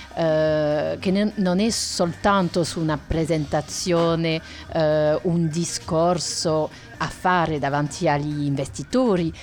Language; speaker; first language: Italian; non-native, fluent; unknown